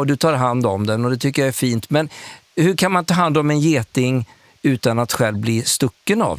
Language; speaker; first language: Swedish; native; Swedish